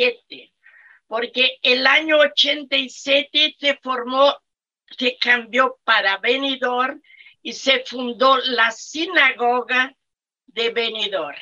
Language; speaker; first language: Spanish; non-native, fluent; Portuguese